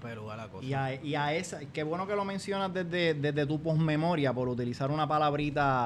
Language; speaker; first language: Spanish; native; Spanish